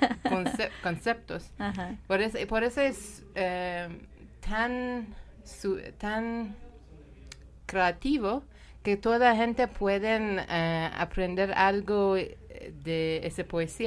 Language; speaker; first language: Spanish; non-native, fluent; Persian